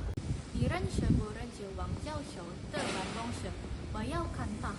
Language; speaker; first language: Chinese; non-native, learner; Malay